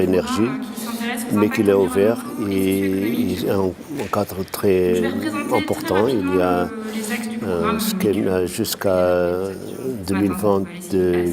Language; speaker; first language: French; non-native, fluent; Portuguese